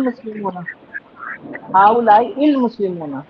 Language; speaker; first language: Arabic; non-native, learner; Urdu